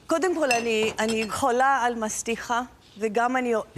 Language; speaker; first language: Hebrew; non-native, fluent; Greek